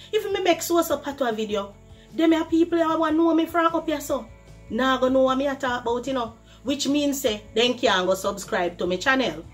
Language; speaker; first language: English; non-native, local second language; Jamaican Creole English